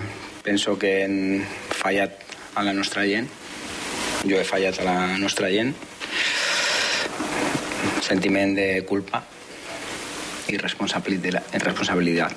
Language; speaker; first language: Catalan; non-native, fluent; Spanish